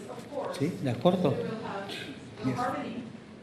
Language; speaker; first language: Italian; early bilingual, heritage; Spanish